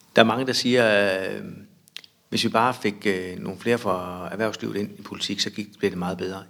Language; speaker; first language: Danish; native; Danish